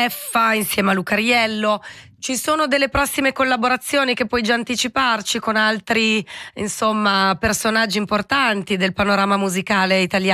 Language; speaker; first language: Italian; native; Italian